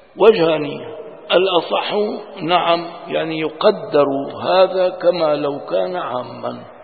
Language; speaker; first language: Arabic; non-native, local second language; Kurdish